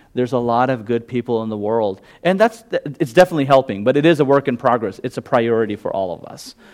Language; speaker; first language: English; early bilingual, other home language; Gujarati